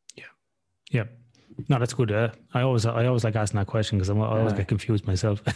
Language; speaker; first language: English; native; English